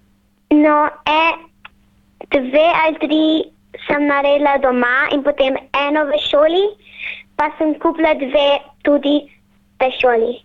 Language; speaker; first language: Slovenian; early bilingual, heritage; Slovenian